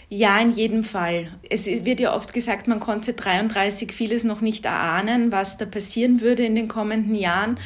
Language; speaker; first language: German; native; German